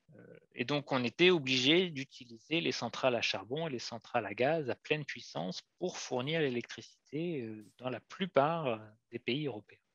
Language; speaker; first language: French; native; French